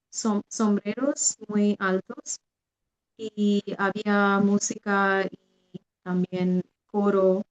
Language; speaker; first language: Spanish; non-native, fluent; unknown